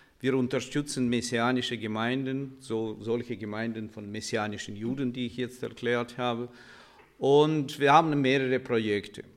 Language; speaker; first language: German; non-native, fluent; Russian